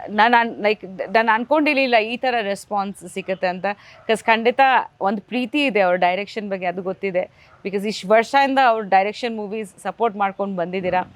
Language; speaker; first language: Kannada; non-native, fluent; Bangla